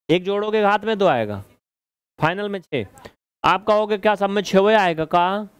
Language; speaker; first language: Hindi; native; Hindi